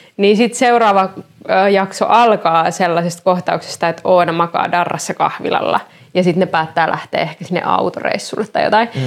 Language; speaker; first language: Finnish; native; Finnish